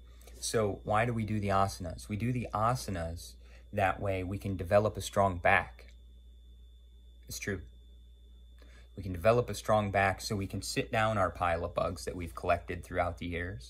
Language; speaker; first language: English; native; English